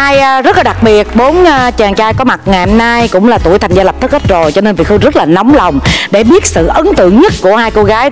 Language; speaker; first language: Vietnamese; native; Vietnamese